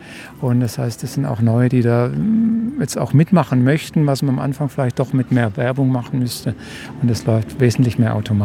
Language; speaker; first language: German; native; German